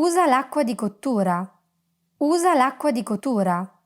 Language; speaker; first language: Italian; non-native, fluent; English